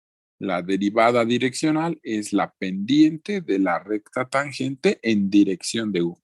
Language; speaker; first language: Spanish; native; Spanish